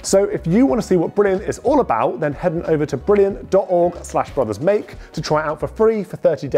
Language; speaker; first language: English; native; English